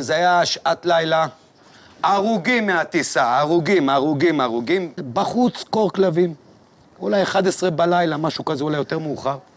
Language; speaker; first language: Hebrew; native; Hebrew